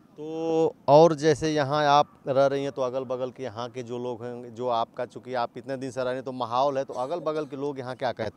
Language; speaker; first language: Hindi; native; Hindi